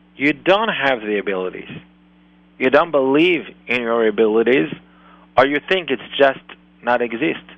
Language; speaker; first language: English; non-native, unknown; Hebrew